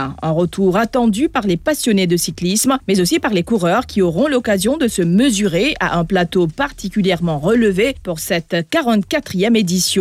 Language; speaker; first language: French; non-native, local second language; Morisyen